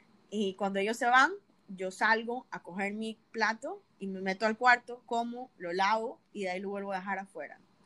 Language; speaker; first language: Spanish; native; Spanish